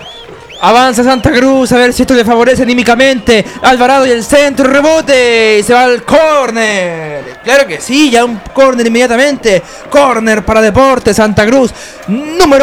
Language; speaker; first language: Spanish; native; Spanish